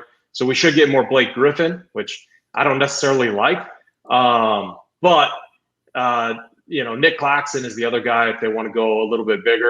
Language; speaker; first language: English; native; English